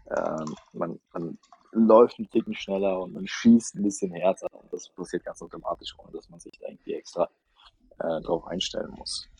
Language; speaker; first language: German; early bilingual, other home language; Russian